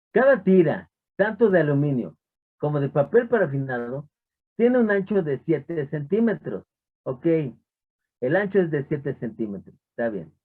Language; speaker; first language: Spanish; native; Spanish